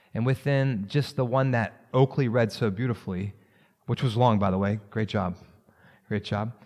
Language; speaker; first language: English; native; English